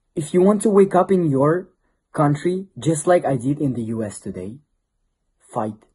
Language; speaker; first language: English; non-native, fluent; Kazakh